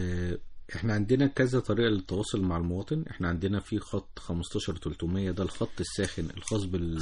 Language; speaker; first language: Arabic; native; Arabic